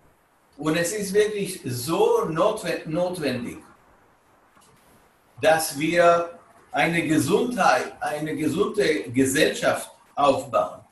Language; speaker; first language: German; non-native, fluent; Hebrew